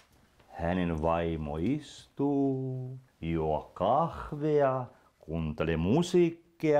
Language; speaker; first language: Finnish; non-native, local second language; Russian